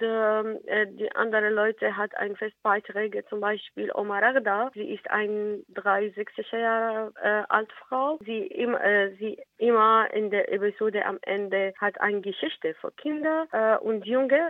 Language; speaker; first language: German; non-native, learner; Arabic